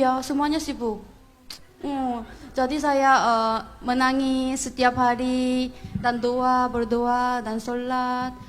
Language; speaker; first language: Indonesian; non-native, fluent; Korean